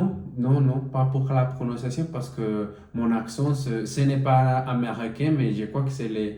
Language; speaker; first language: French; non-native, learner; Spanish